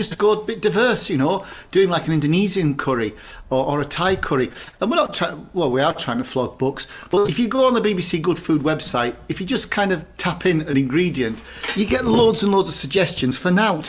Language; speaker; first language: English; native; English